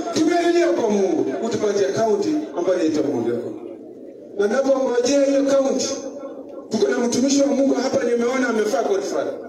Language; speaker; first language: Swahili; non-native, local second language; Kalenjin